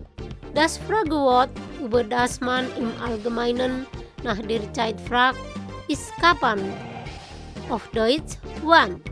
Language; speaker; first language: German; non-native, fluent; Indonesian